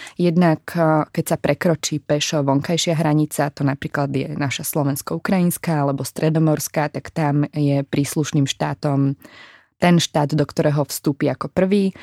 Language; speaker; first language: Slovak; native; Slovak